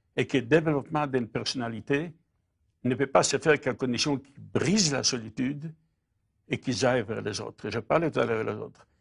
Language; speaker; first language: French; non-native, fluent; Polish